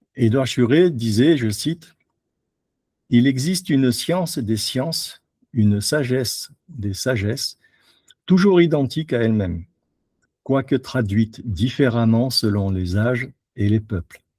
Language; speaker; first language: French; native; French